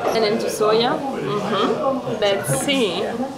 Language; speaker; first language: English; non-native, fluent; German